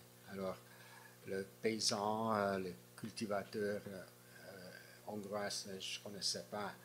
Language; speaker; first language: French; non-native, fluent; Hungarian